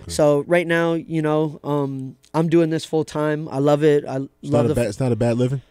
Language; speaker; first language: English; native; English